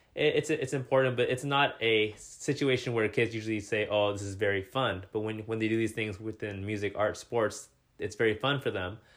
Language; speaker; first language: English; native; English